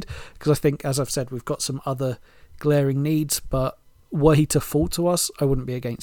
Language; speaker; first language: English; native; English